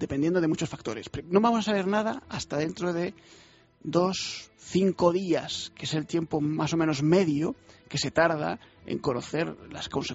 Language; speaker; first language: Spanish; native; Spanish